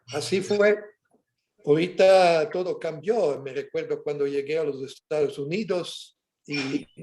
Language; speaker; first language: Spanish; non-native, fluent; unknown